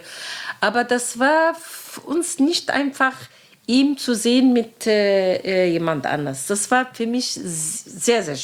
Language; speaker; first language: German; non-native, fluent; Arabic